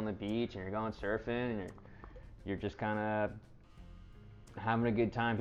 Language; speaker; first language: English; native; English